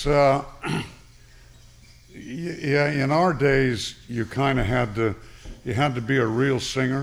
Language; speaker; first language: English; native; English